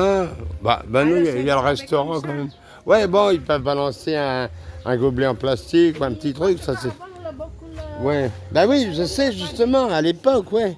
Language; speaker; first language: French; native; French